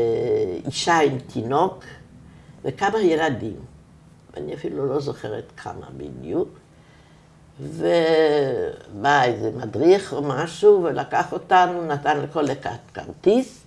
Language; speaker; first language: Hebrew; non-native, fluent; German